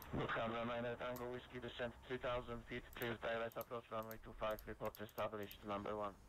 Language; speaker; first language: English; non-native, learner; Polish